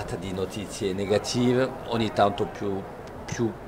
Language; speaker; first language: Italian; non-native, fluent; French